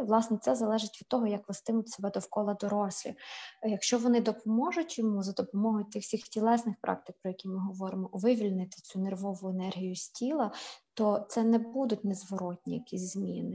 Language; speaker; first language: Ukrainian; native; Ukrainian